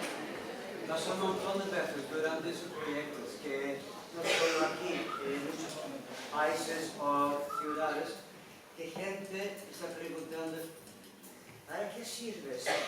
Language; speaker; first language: Spanish; non-native, learner; Dutch